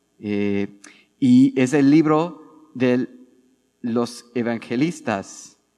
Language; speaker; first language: Spanish; non-native, fluent; English